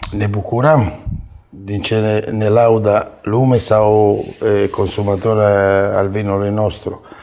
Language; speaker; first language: Romanian; non-native, fluent; Italian